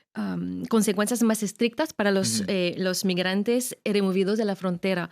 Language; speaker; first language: Spanish; non-native, fluent; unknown